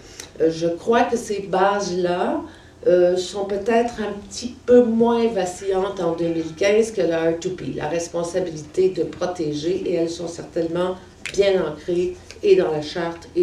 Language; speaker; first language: French; native; French